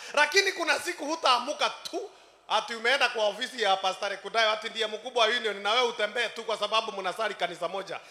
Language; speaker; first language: Swahili; non-native, local second language; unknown